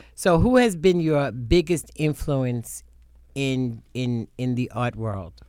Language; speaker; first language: English; native; English